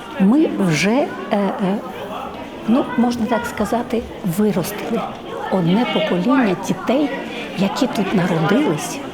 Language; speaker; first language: Ukrainian; non-native, fluent; Georgian